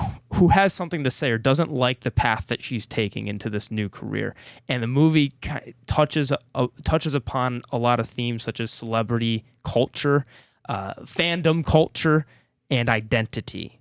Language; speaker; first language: English; native; English